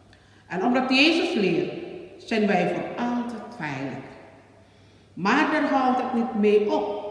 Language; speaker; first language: Dutch; non-native, learner; Indonesian